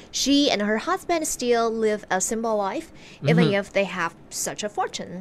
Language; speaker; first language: English; non-native, fluent; Chinese